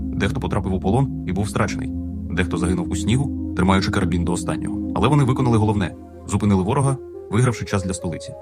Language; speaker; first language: Ukrainian; native; Ukrainian